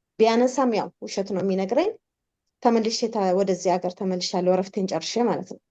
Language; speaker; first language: Amharic; native; Amharic